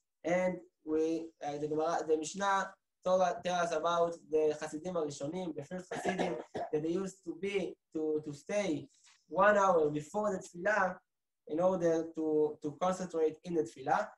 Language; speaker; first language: English; non-native, fluent; Hebrew